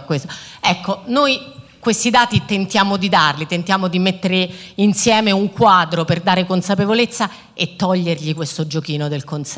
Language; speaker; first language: Italian; native; Italian